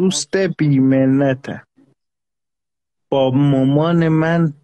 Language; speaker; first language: Persian; non-native, local second language; Azerbaijani